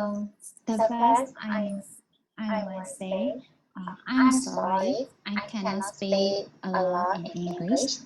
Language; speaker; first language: English; non-native, learner; Burmese